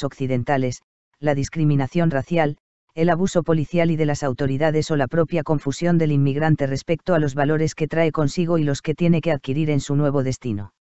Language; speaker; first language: Spanish; native; Spanish